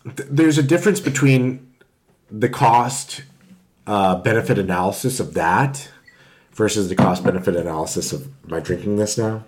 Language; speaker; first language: English; native; English